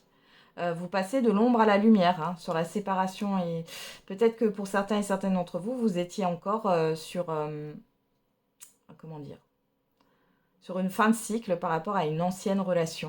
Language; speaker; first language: French; native; French